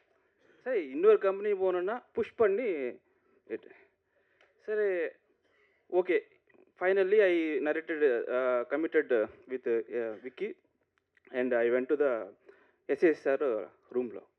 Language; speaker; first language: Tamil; non-native, learner; Telugu